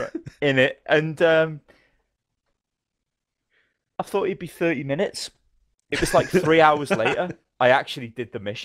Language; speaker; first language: English; native; English